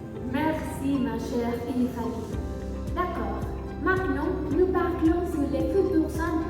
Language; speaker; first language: French; non-native, learner; Spanish